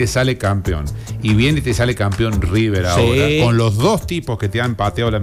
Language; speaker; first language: Spanish; native; Spanish